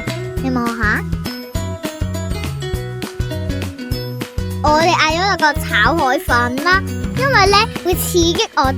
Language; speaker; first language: Chinese; native; Chinese